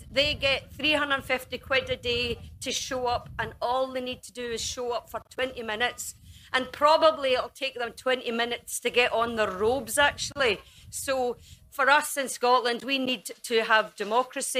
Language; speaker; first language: English; native; English